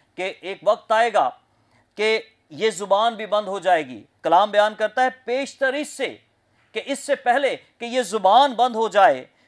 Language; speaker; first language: Urdu; non-native, local second language; Punjabi